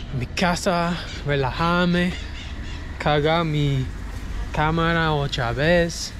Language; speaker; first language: Spanish; non-native, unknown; English